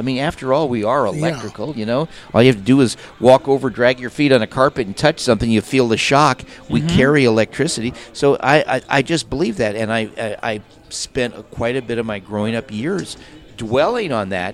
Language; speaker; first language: English; native; English